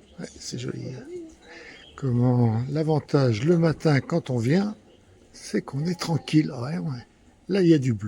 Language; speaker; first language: French; native; French